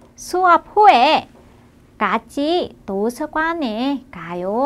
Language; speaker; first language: Korean; non-native, fluent; Vietnamese